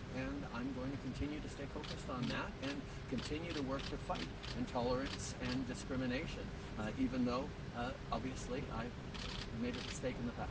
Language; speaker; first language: English; native; English